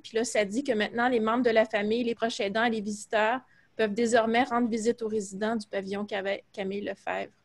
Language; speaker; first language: French; native; French